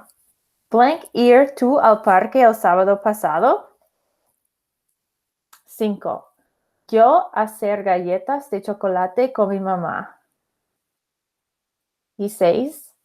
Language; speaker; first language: Spanish; non-native, fluent; English